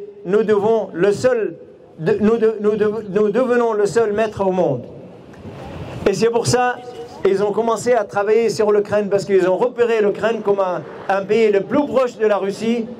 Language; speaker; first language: French; non-native, fluent; Arabic